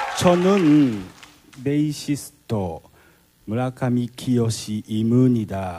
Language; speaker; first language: Korean; non-native, learner; Japanese